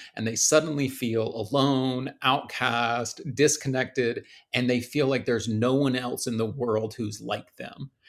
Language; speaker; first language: English; native; English